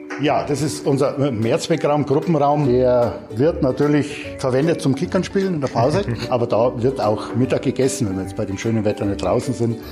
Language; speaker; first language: German; native; German